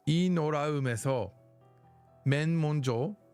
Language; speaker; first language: Korean; non-native, learner; English